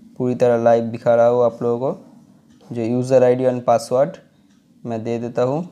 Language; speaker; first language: Hindi; non-native, local second language; Bangla